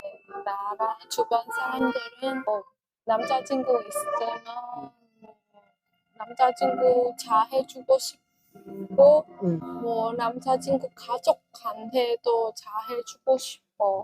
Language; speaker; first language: Korean; non-native, learner; Vietnamese